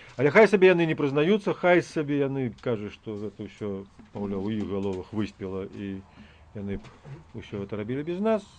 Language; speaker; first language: Belarusian; native; Belarusian